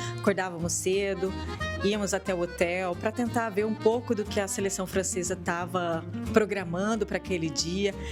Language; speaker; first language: Portuguese; native; Portuguese